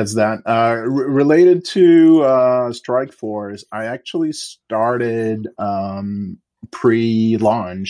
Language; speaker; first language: English; native; English